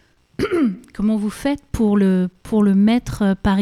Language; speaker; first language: French; native; French